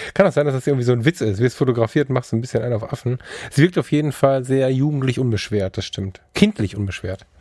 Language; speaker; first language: German; early bilingual, other home language; Turkish